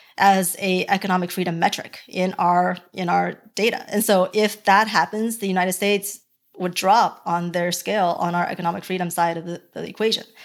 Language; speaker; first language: English; early bilingual, other home language; Chinese